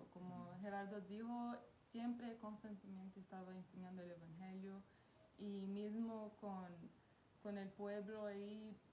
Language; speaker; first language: Spanish; non-native, fluent; Portuguese